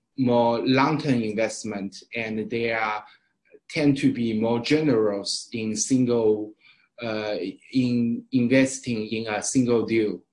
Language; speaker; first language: English; non-native, fluent; Chinese